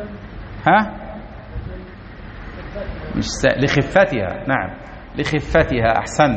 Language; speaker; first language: Arabic; native; Arabic